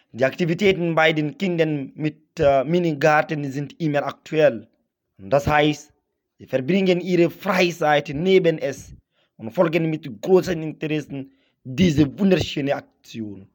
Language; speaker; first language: German; non-native, fluent; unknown